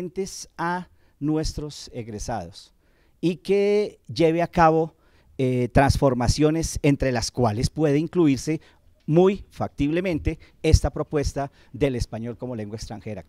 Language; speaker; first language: Spanish; native; Spanish